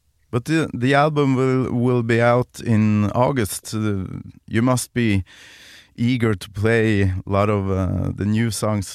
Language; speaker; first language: English; non-native, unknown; Norwegian